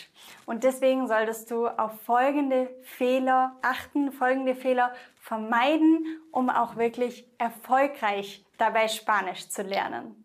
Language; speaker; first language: German; native; German